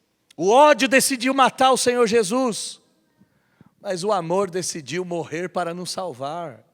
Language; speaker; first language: Portuguese; native; Portuguese